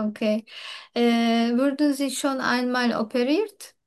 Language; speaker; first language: German; non-native, learner; Turkish